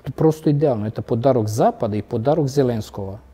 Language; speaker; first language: Russian; non-native, fluent; Serbian